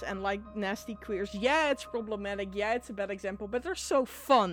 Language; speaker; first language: English; non-native, fluent; Dutch